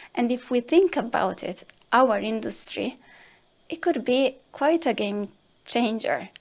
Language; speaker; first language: English; non-native, fluent; Italian